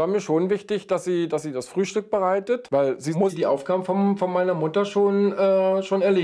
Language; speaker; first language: German; native; German